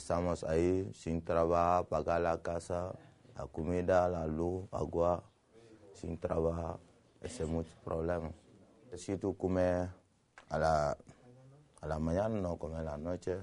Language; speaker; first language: Spanish; non-native, learner; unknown